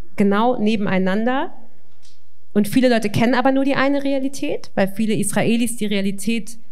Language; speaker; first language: German; native; German